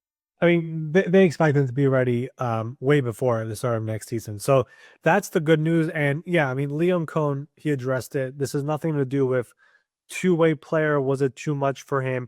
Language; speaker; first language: English; native; English